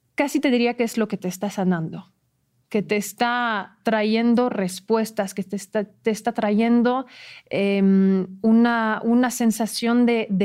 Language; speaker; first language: Spanish; non-native, fluent; French